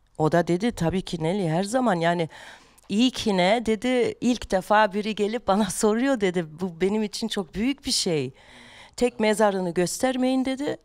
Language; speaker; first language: Turkish; non-native, fluent; German